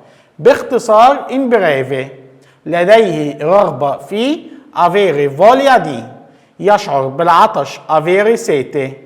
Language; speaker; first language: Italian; non-native, fluent; Arabic